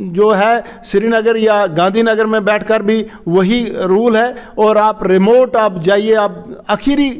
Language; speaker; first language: Hindi; non-native, local second language; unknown